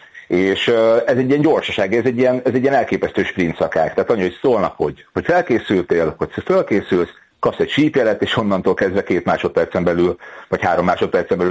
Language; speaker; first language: Hungarian; native; Hungarian